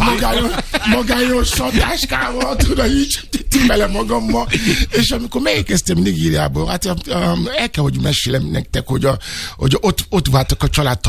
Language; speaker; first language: Hungarian; non-native, fluent; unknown